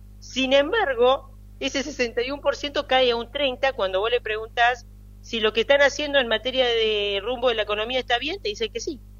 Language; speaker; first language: Spanish; native; Spanish